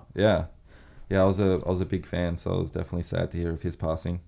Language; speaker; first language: English; native; English